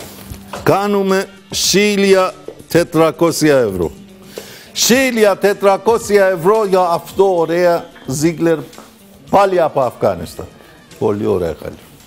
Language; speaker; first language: Greek; non-native, learner; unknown